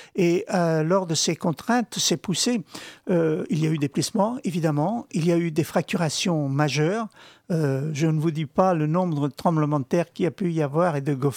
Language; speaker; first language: French; non-native, local second language; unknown